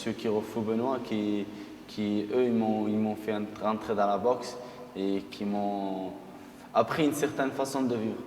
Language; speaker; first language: French; early bilingual, other home language; Arabic